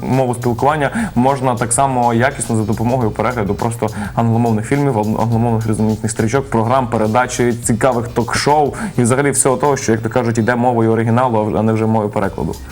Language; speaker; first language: Ukrainian; native; Ukrainian